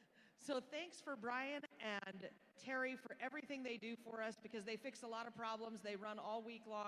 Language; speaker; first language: English; native; English